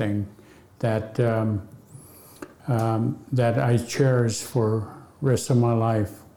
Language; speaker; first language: English; early bilingual, other home language; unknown